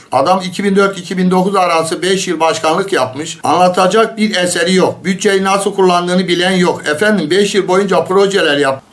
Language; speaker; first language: Turkish; native; Turkish